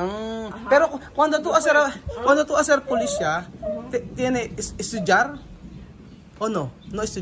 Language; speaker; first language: Spanish; non-native, learner; Filipino